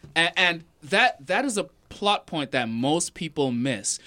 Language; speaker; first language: English; non-native, local second language; Yoruba